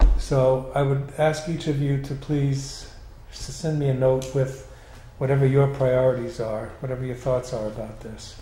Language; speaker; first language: English; native; English